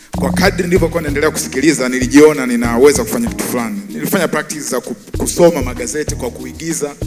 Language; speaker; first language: Swahili; native; Swahili